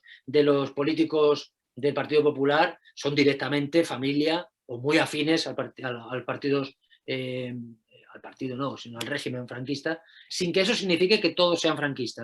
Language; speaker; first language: Spanish; native; Spanish